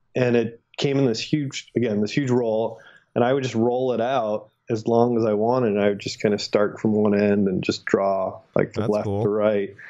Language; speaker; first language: English; native; English